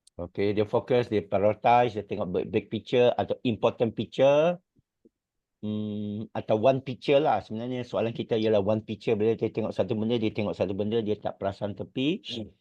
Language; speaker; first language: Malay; non-native, local second language; Chinese